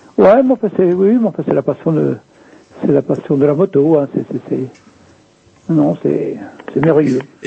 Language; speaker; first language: French; native; French